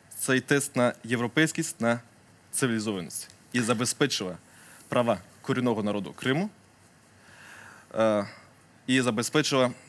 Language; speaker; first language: Ukrainian; non-native, local second language; Crimean Tatar